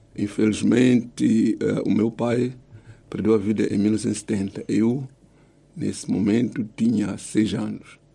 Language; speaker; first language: Portuguese; non-native, local second language; Tsonga